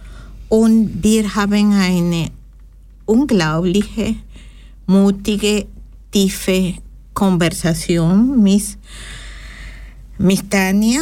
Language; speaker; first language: German; non-native, learner; Spanish